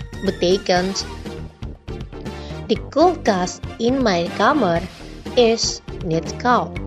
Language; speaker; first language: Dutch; non-native, fluent; Indonesian